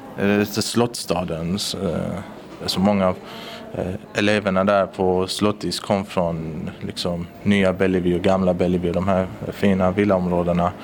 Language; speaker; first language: Swedish; early bilingual, other home language; Persian